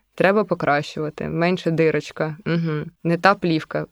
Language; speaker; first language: Ukrainian; native; Ukrainian